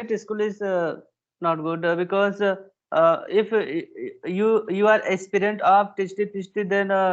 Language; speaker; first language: English; non-native, learner; Hindi